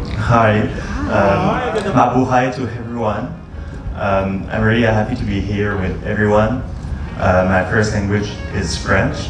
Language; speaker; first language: English; non-native, local second language; French